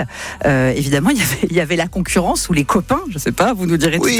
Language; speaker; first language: French; native; French